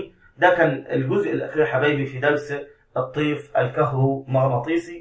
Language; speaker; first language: Arabic; native; Arabic